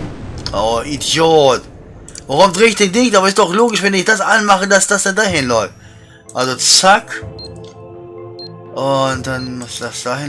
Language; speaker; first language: German; native; German